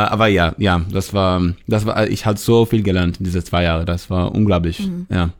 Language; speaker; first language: German; non-native, learner; Hebrew